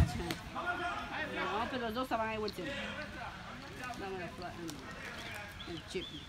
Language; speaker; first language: Spanish; early bilingual, heritage; Spanish